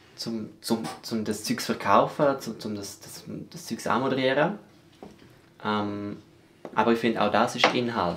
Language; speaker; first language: German; non-native, local second language; Romansh